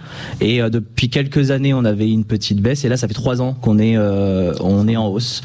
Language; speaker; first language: French; native; French